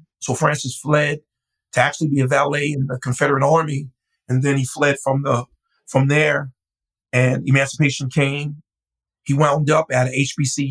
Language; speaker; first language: English; native; English